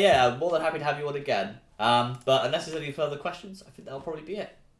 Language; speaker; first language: English; native; English